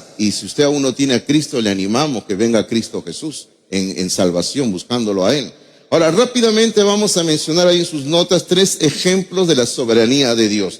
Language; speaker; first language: Spanish; native; Spanish